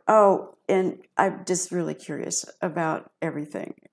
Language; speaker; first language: English; native; English